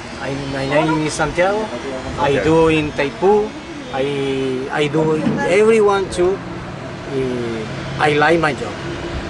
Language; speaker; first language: English; non-native, learner; Spanish